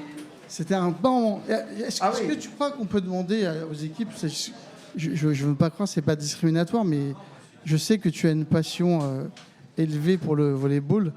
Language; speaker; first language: French; native; French